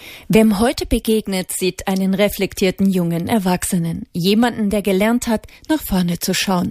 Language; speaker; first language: German; native; German